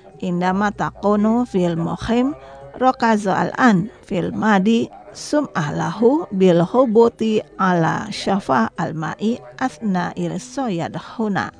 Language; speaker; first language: Arabic; non-native, fluent; Indonesian